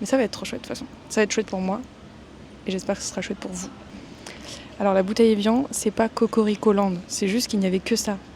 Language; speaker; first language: French; native; French